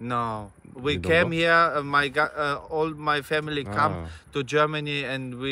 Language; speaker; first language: English; non-native, learner; Russian